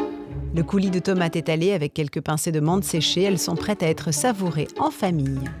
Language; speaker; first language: French; native; French